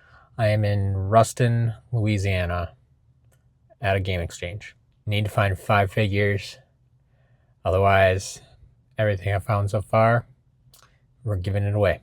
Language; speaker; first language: English; native; English